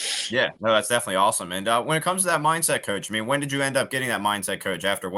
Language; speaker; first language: English; native; English